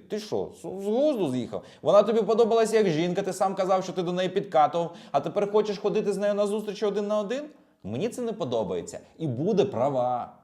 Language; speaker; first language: Ukrainian; native; Ukrainian